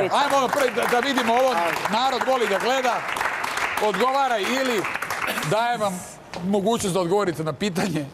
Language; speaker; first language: Serbian; native; Serbian